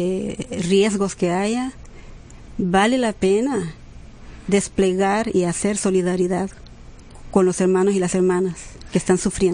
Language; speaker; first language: Spanish; native; Spanish